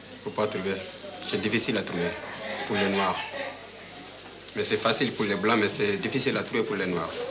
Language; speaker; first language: French; non-native, learner; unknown